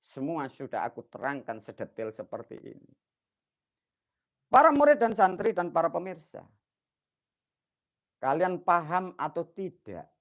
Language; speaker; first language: Indonesian; non-native, local second language; Javanese